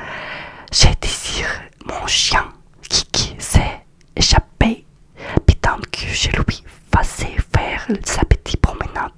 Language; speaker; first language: French; non-native, learner; Russian